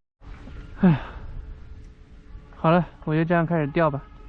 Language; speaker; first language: Chinese; native; Chinese